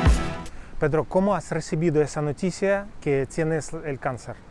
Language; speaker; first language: Spanish; non-native, fluent; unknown